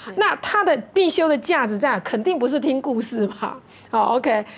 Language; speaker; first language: Chinese; non-native, local second language; Min Nan Chinese